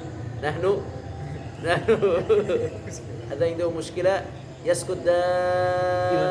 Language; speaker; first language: Arabic; non-native, fluent; Indonesian